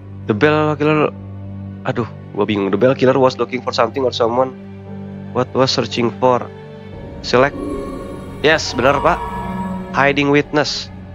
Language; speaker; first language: English; non-native, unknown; Indonesian